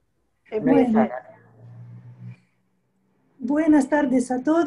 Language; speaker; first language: Spanish; non-native, fluent; Russian